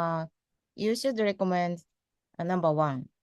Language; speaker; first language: English; non-native, fluent; Japanese